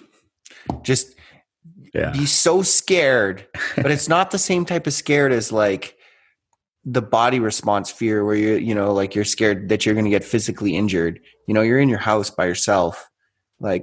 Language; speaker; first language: English; native; English